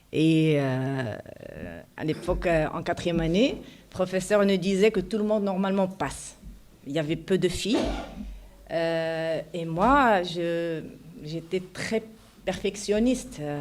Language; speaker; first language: French; non-native, local second language; Arabic